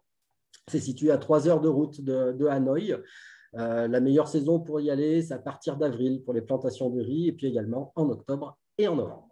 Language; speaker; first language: French; native; French